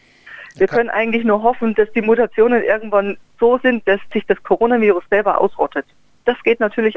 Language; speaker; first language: German; native; German